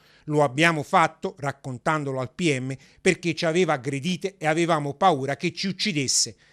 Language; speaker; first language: Italian; native; Italian